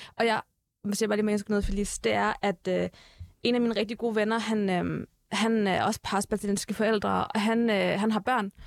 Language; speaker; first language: Danish; early bilingual, other home language; Arabic